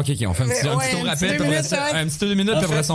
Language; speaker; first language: French; native; French